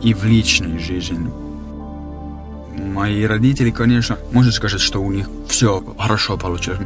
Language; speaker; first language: Russian; non-native, fluent; Finnish